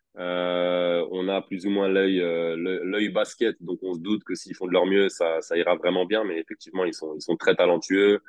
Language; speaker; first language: French; native; French